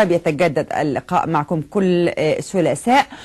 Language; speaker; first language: Arabic; native; Arabic